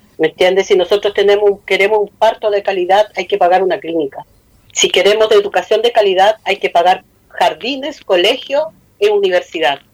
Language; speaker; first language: Spanish; non-native, local second language; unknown